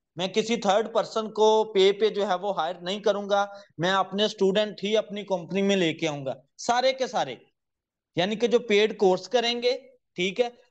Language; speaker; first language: Urdu; native; Urdu